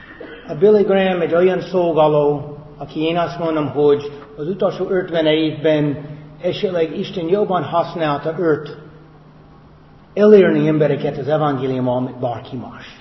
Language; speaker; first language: Hungarian; non-native, fluent; English